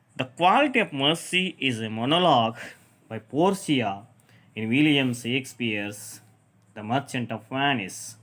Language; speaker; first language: English; non-native, local second language; Kannada